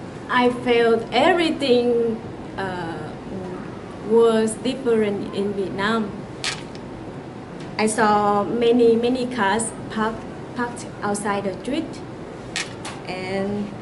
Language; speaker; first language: English; non-native, learner; Vietnamese